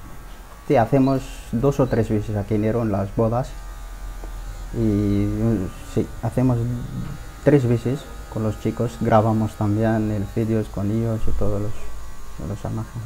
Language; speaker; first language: Spanish; non-native, learner; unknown